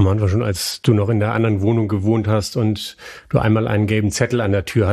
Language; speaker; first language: German; native; German